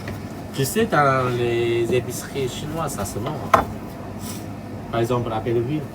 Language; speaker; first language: French; non-native, local second language; Chinese